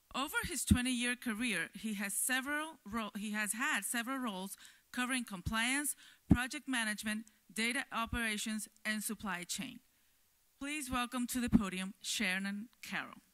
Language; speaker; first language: English; native; English